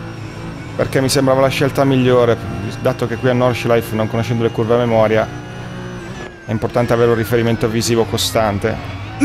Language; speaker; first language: Italian; native; Italian